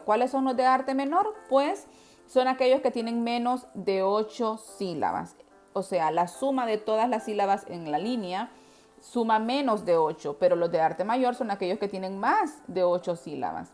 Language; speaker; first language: Spanish; native; Spanish